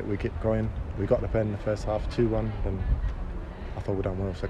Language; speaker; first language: English; native; English